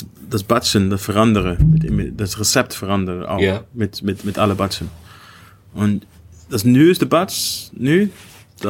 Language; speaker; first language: German; non-native, learner; Dutch